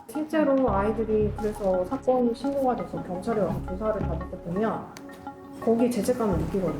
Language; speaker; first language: Korean; native; Korean